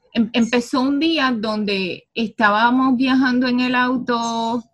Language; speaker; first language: Spanish; native; Spanish